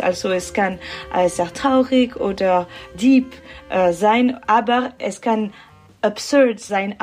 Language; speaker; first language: German; non-native, local second language; French